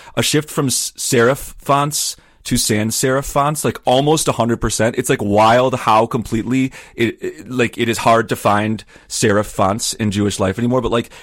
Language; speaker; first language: English; native; English